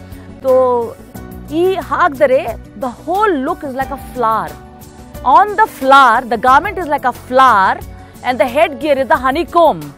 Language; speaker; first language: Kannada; non-native, local second language; Hindi